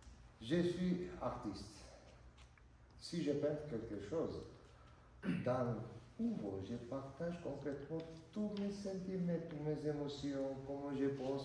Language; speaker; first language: French; non-native, learner; Georgian